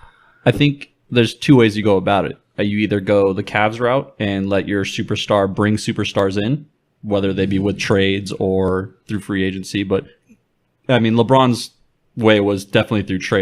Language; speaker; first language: English; native; English